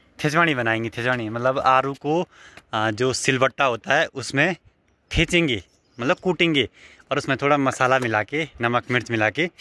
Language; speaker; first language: Hindi; native; Hindi